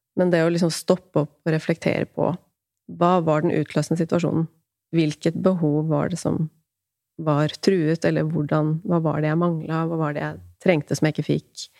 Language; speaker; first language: Norwegian; native; Norwegian